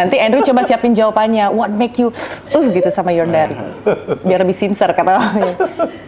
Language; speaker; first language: Indonesian; native; Indonesian